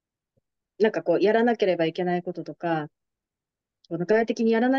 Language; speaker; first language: Japanese; native; Japanese